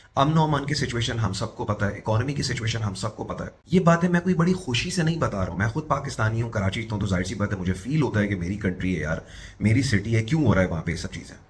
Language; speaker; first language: Urdu; native; Urdu